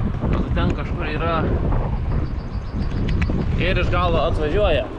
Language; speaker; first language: Lithuanian; native; Lithuanian